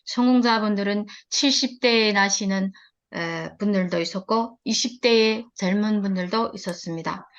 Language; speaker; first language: Korean; early bilingual, heritage; Korean